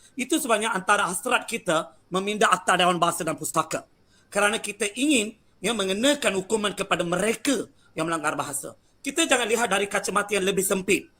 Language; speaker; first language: Malay; native; Malay